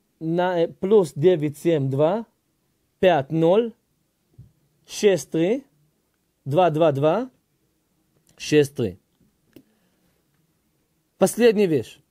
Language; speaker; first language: Russian; early bilingual, heritage; Hebrew